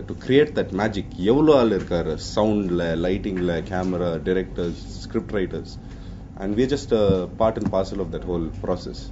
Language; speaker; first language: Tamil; non-native, learner; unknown